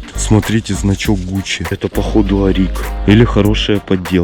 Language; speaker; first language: Russian; native; Russian